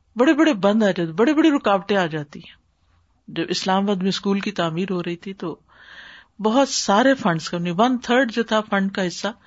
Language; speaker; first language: Urdu; native; Urdu